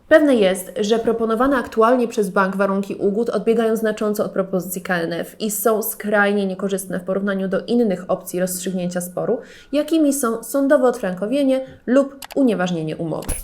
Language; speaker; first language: Polish; native; Polish